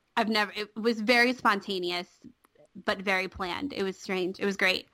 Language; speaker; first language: English; native; English